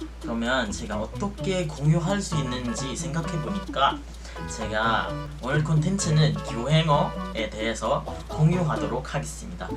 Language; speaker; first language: Korean; non-native, fluent; Filipino